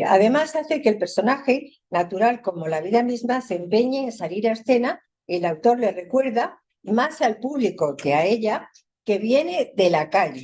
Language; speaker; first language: Spanish; native; Spanish